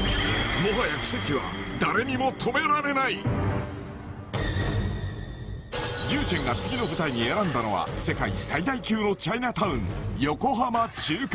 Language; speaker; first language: Japanese; native; Japanese